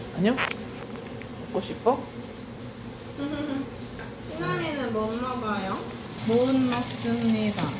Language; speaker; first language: Korean; non-native, learner; English